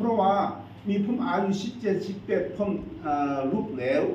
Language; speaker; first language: Thai; non-native, learner; Korean